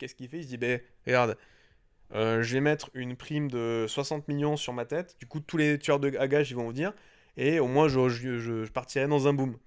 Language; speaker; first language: French; native; French